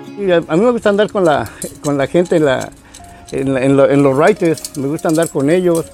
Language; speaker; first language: Spanish; native; Spanish